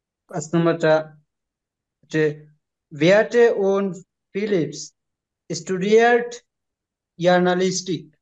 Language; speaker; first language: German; non-native, learner; Bangla